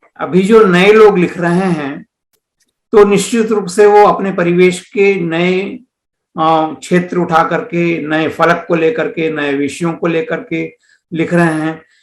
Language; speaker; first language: Hindi; native; Hindi